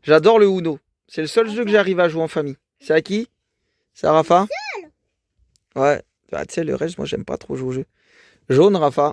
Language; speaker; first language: French; native; French